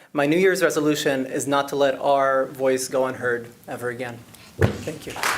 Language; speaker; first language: English; non-native, fluent; Arabic